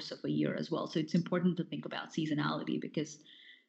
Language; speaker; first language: English; non-native, local second language; Hindi